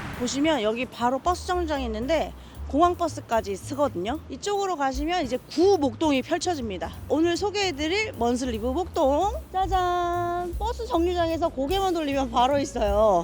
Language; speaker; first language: Korean; native; Korean